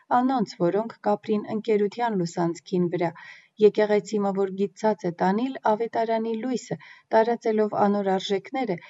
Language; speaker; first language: Armenian; early bilingual, heritage; Armenian